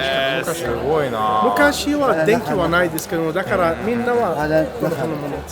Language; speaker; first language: Japanese; non-native, learner; Arabic